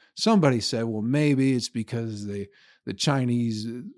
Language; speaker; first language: English; native; English